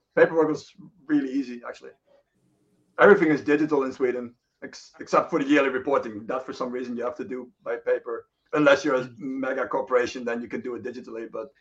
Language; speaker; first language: English; non-native, fluent; Dutch